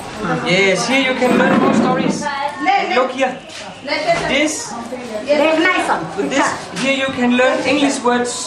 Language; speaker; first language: English; non-native, learner; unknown